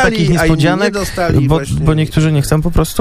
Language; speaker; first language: Polish; native; Polish